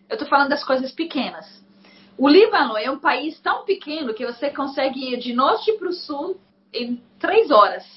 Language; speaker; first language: Portuguese; non-native, fluent; Arabic